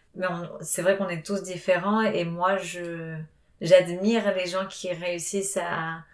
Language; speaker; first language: French; non-native, fluent; Spanish